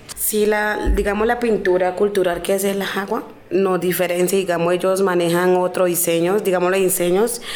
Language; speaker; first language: Spanish; non-native, local second language; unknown